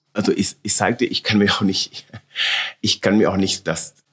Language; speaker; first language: German; non-native, learner; Wolof